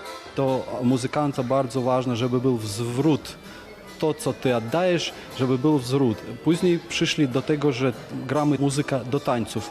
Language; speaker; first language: Polish; non-native, learner; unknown